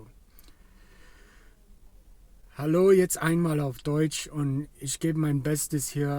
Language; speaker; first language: German; non-native, fluent; English